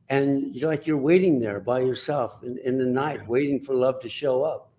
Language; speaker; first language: English; native; English